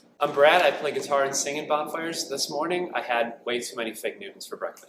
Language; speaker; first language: English; native; English